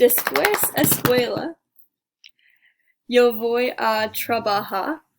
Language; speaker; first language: Spanish; non-native, learner; English